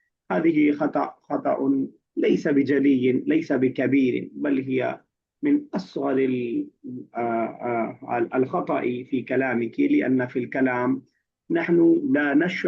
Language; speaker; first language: Arabic; non-native, fluent; Urdu